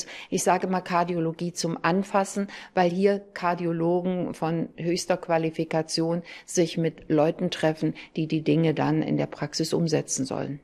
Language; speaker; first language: German; native; German